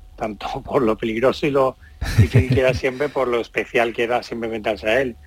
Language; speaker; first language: Spanish; native; Spanish